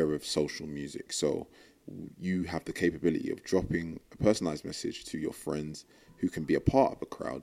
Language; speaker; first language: English; native; English